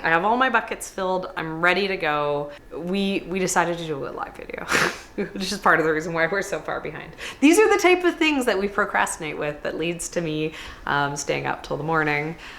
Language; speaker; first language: English; native; English